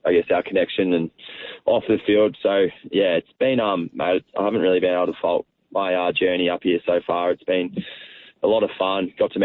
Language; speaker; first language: English; native; English